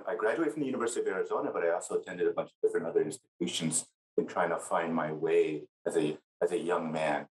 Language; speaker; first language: English; native; English